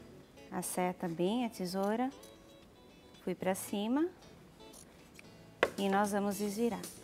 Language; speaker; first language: Portuguese; native; Portuguese